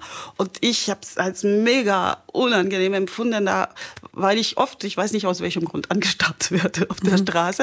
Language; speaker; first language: German; non-native, fluent; French